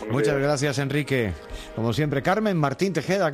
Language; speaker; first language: Spanish; native; Spanish